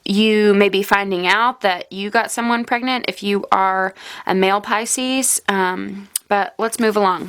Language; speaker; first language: English; native; English